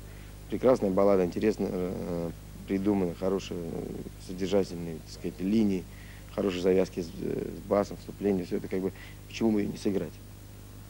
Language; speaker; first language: Russian; native; Russian